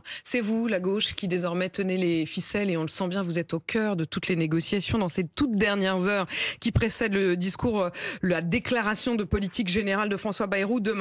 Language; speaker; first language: French; native; French